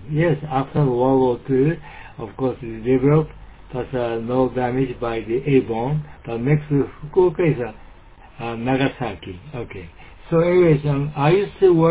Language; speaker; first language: English; non-native, learner; Japanese